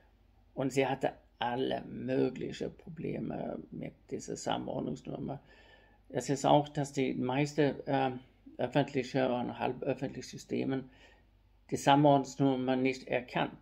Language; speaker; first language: German; non-native, fluent; Swedish